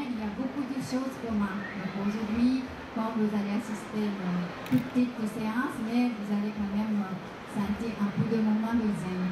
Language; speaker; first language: French; non-native, fluent; Japanese